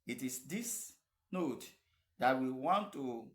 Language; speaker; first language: English; non-native, local second language; Yoruba